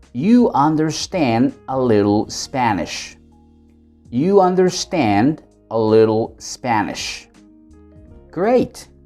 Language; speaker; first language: English; non-native, fluent; Spanish